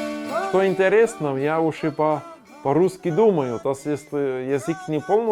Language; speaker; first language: Russian; non-native, learner; German